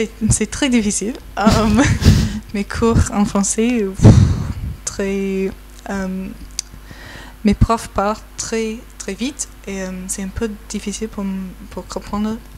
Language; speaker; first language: French; non-native, learner; English